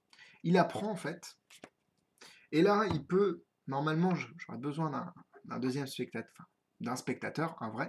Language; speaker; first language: French; native; French